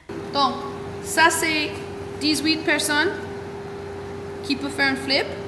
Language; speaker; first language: French; non-native, learner; English